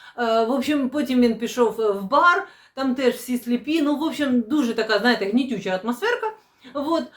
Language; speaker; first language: Ukrainian; non-native, local second language; Russian